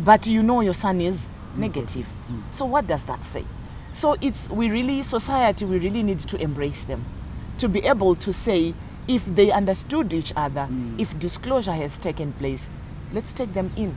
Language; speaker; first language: English; non-native, local second language; Shona